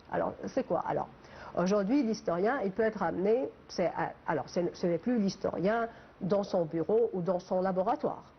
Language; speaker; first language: French; non-native, local second language; Arabic